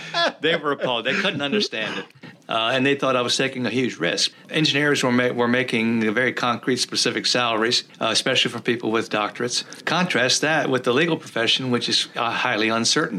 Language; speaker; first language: English; early bilingual, other home language; Czech